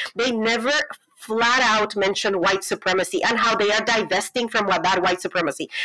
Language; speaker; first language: English; non-native, fluent; Spanish